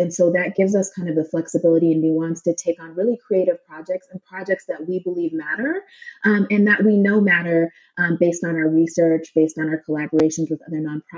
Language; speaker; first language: English; native; English